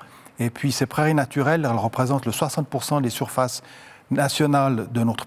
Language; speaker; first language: French; native; French